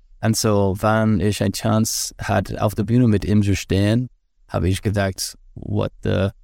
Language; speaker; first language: German; non-native, learner; English